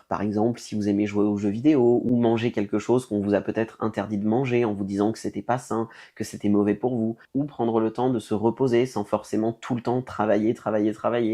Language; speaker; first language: French; native; French